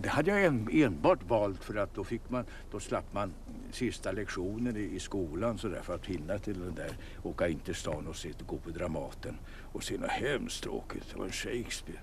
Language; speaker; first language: Swedish; native; Swedish